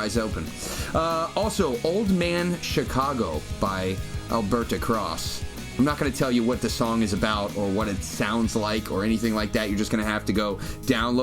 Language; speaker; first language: English; native; English